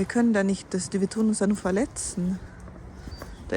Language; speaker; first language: German; native; German